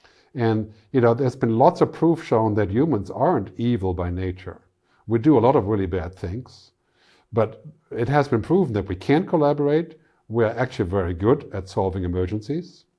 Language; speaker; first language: English; non-native, fluent; German